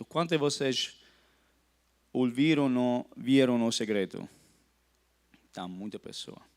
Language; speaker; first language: Portuguese; non-native, fluent; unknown